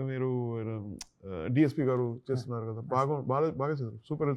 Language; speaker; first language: Telugu; non-native, learner; Tamil